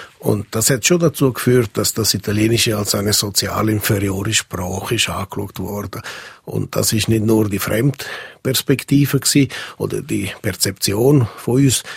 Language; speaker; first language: German; non-native, local second language; Italian